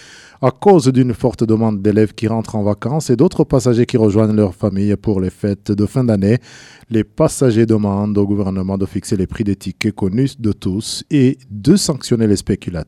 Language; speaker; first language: French; non-native, local second language; Rundi